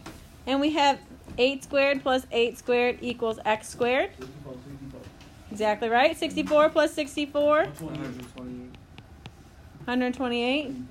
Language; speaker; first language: English; native; English